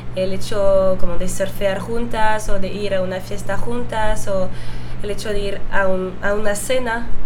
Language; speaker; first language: Spanish; non-native, fluent; French